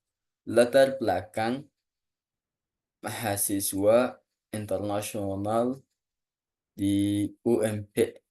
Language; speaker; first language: Indonesian; non-native, learner; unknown